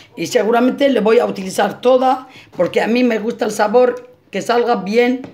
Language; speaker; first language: Spanish; non-native, fluent; Arabic